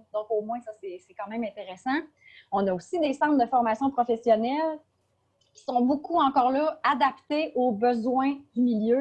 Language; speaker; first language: French; native; French